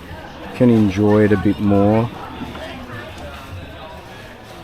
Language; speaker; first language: English; native; English